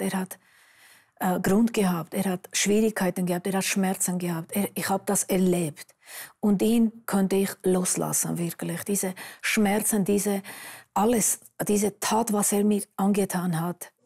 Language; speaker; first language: German; non-native, fluent; Armenian